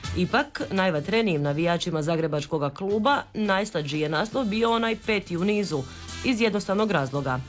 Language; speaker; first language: Croatian; native; Croatian